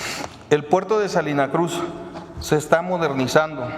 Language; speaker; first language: Spanish; native; Spanish